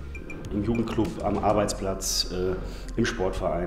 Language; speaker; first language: German; native; German